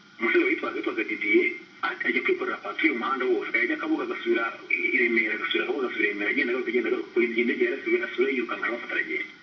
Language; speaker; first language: Kinyarwanda; early bilingual, heritage; Kinyarwanda